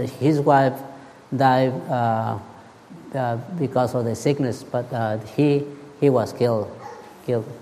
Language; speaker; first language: English; non-native, learner; Spanish